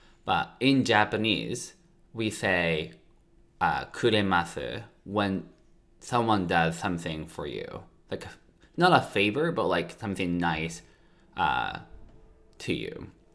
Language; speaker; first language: English; non-native, fluent; Japanese